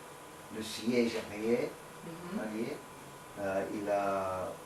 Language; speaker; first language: French; non-native, learner; English